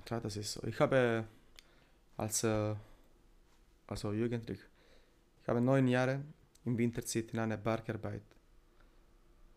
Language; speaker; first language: German; non-native, learner; Italian